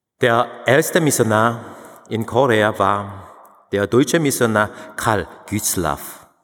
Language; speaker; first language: German; non-native, fluent; Korean